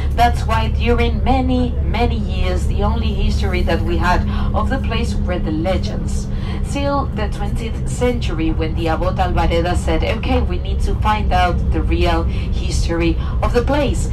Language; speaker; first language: English; non-native, fluent; Spanish